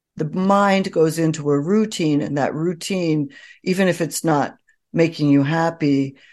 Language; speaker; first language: English; native; English